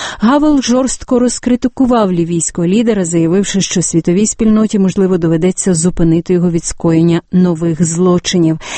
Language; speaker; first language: Ukrainian; native; Ukrainian